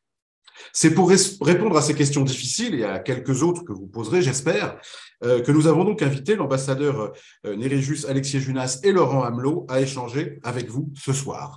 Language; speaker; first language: French; native; French